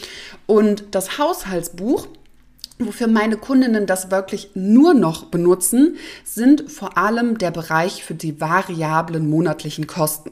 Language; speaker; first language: German; native; German